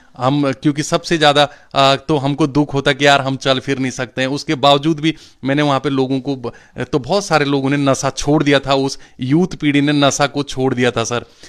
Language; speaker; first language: Hindi; non-native, local second language; Garhwali